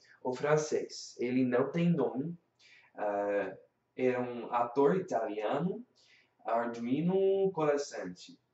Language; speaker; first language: Portuguese; non-native, learner; English